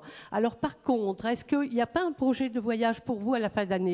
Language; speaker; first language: French; native; French